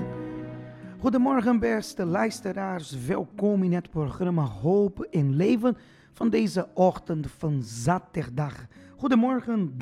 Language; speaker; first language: Dutch; non-native, fluent; Portuguese